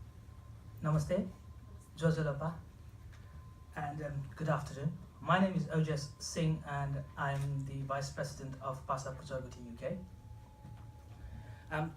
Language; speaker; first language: English; non-native, fluent; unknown